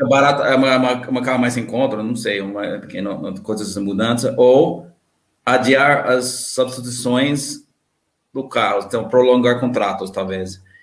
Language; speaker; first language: Portuguese; non-native, learner; English